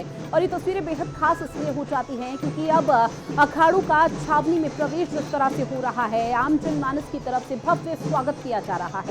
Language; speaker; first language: Hindi; native; Hindi